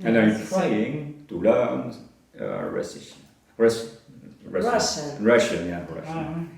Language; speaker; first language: English; non-native, fluent; French